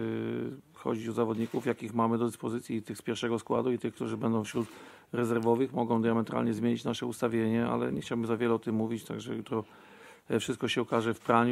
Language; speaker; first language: Polish; native; Polish